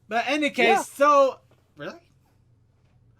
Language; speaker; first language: English; native; English